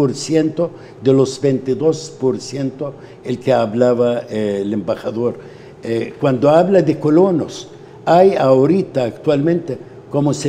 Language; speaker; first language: Spanish; non-native, fluent; Arabic